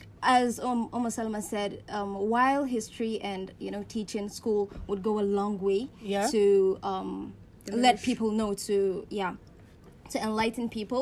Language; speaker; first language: English; non-native, local second language; Hausa